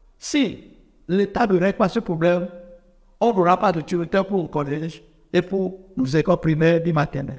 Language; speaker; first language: French; non-native, local second language; Fon